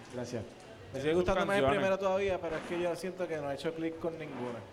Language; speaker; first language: Spanish; native; Spanish